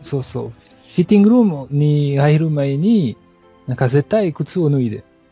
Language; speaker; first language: Japanese; non-native, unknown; French